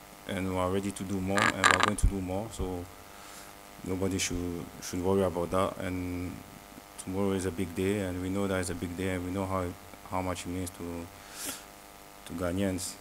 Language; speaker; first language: English; early bilingual, other home language; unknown